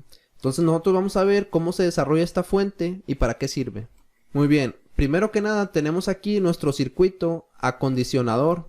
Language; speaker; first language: Spanish; native; Spanish